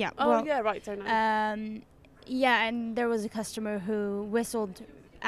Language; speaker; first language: English; non-native, fluent; Swedish